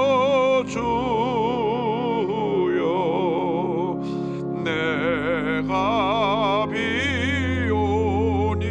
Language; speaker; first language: Korean; native; Korean